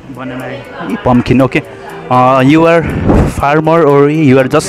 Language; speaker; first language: English; non-native, learner; Nepali